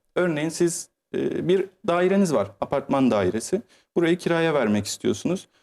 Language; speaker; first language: Turkish; native; Turkish